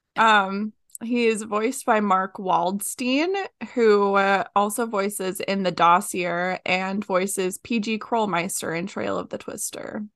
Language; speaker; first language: English; native; English